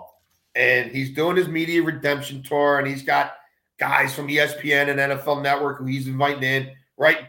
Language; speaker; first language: English; native; English